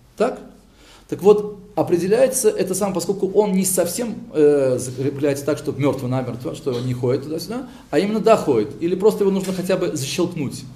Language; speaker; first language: Russian; early bilingual, heritage; Hebrew